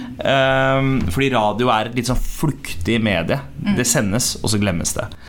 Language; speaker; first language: Norwegian; early bilingual, other home language; Punjabi